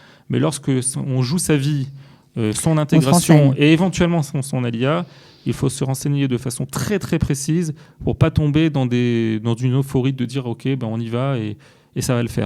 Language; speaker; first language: French; native; French